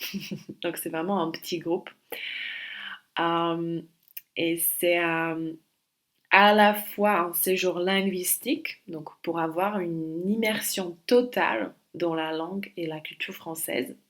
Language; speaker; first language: French; non-native, fluent; Slovak